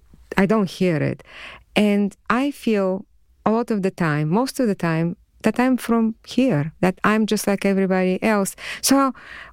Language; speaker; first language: English; non-native, fluent; Bulgarian